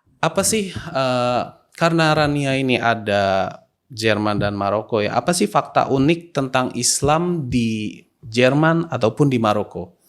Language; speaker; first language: Indonesian; native; Indonesian